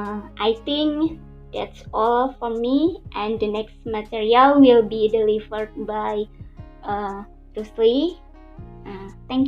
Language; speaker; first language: English; non-native, learner; Indonesian